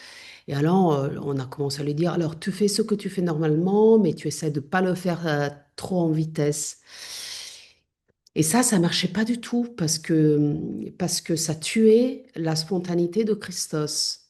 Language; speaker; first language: French; non-native, fluent; Italian